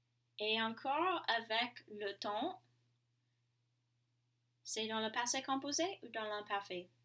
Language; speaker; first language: French; non-native, fluent; English